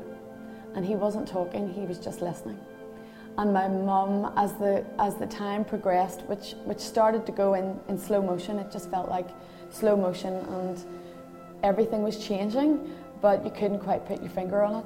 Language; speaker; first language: English; native; English